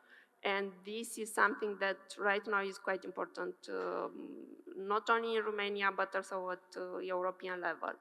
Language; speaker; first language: English; non-native, fluent; Romanian